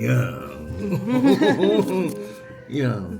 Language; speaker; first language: English; non-native, learner; Japanese